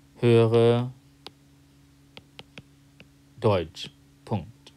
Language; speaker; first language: German; non-native, fluent; Thai